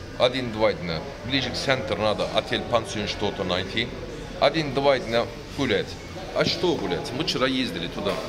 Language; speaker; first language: Russian; non-native, learner; Turkish